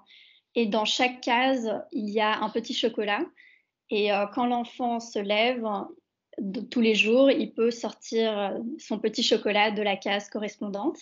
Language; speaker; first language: French; native; French